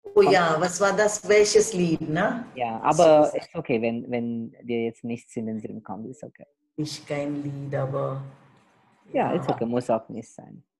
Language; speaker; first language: German; non-native, fluent; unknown